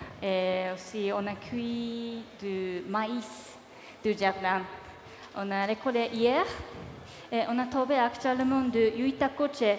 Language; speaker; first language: French; non-native, learner; Japanese